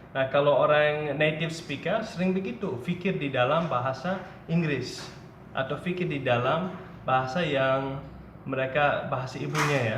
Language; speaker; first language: Indonesian; non-native, fluent; English